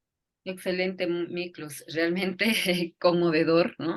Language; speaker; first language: Spanish; native; Spanish